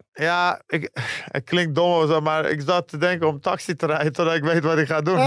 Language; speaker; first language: Dutch; early bilingual, other home language; Persian